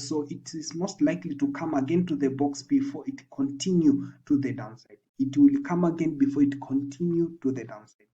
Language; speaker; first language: English; non-native, local second language; Swahili